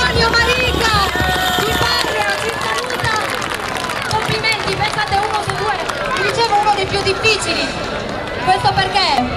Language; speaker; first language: Italian; native; Italian